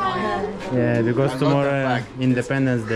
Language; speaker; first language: English; non-native, learner; Russian